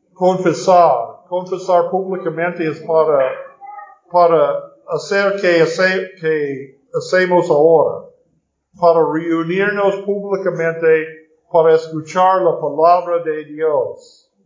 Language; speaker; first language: Spanish; non-native, learner; English